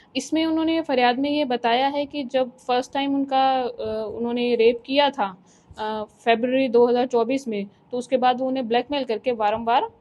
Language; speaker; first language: Hindi; non-native, local second language; Gujarati